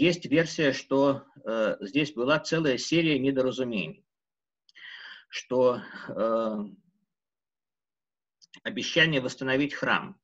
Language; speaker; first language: Russian; native; Russian